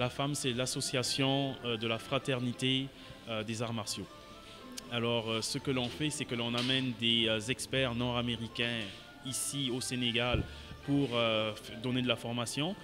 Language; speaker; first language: French; non-native, local second language; Wolof